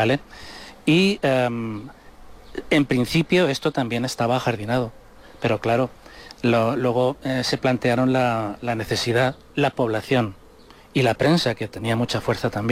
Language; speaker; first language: Spanish; native; Spanish